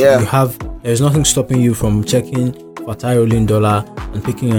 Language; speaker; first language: English; non-native, local second language; Yoruba